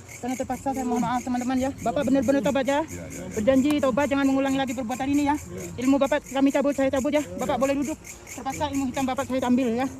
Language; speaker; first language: Indonesian; non-native, local second language; Madurese